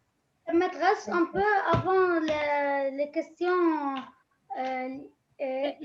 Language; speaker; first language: French; non-native, learner; Arabic